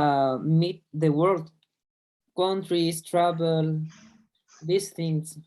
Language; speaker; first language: English; non-native, learner; Spanish